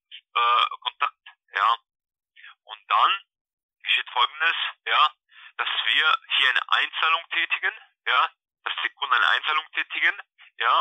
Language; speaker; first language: German; non-native, learner; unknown